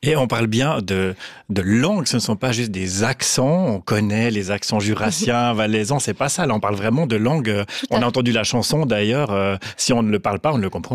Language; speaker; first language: French; native; French